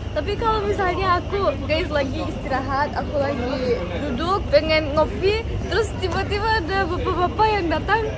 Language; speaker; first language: Indonesian; early bilingual, other home language; Russian